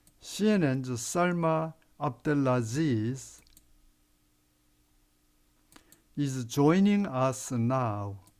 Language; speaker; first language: English; non-native, fluent; Korean